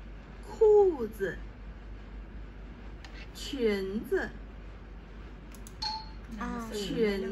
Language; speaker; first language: Chinese; non-native, learner; Thai